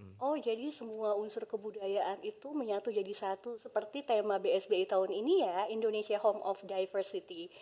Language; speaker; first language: Indonesian; native; Indonesian